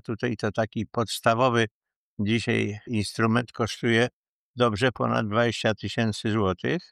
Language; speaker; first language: Polish; native; Polish